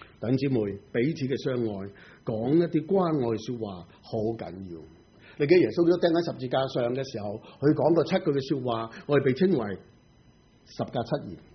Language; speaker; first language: Chinese; non-native, local second language; Cantonese